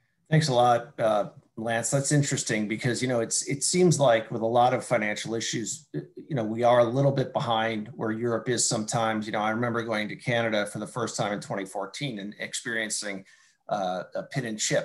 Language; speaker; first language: English; native; English